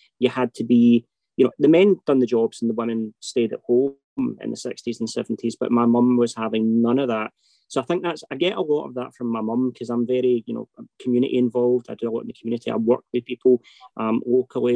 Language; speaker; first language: English; native; English